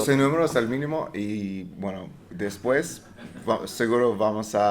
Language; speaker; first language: Spanish; non-native, learner; English